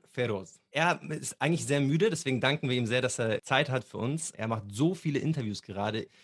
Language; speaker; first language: German; native; German